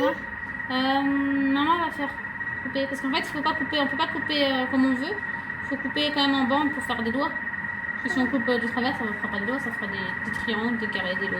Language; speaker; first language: French; native; French